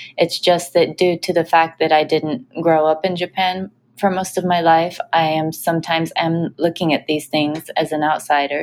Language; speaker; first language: English; native; English